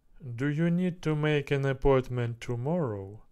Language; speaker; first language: English; non-native, learner; Russian